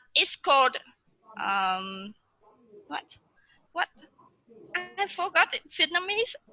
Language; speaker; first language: English; non-native, learner; Vietnamese